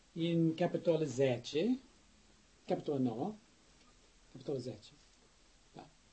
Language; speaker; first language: Romanian; non-native, learner; English